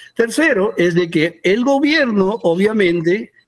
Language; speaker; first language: Spanish; early bilingual, heritage; Spanish